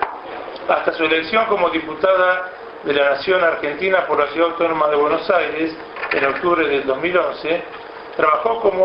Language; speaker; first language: Spanish; native; Spanish